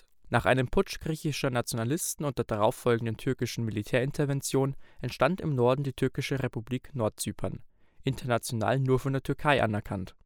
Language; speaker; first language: German; native; German